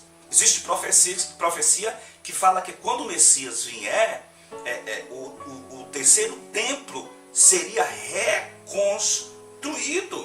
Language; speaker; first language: Portuguese; native; Portuguese